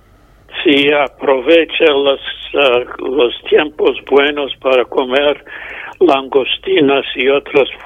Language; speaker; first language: Spanish; non-native, fluent; English